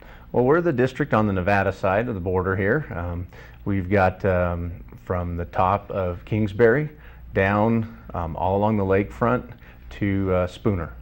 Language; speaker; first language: English; native; English